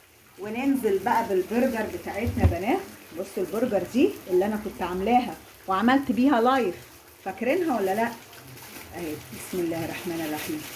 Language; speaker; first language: Arabic; native; Arabic